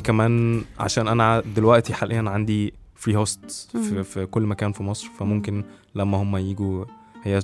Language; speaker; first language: Arabic; native; Arabic